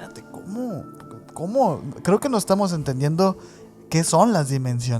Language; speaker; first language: Spanish; native; Spanish